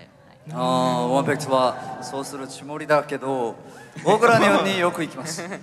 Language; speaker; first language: Japanese; non-native, learner; Korean